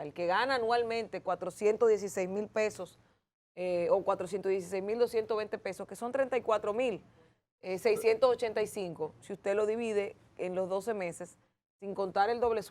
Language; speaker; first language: Spanish; native; Spanish